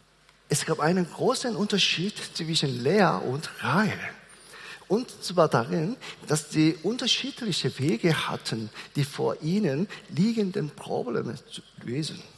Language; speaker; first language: German; non-native, fluent; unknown